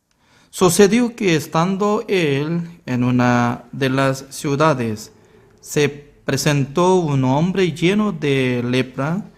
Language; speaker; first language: Spanish; non-native, fluent; Korean